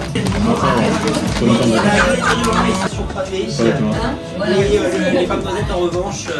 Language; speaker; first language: Japanese; non-native, learner; French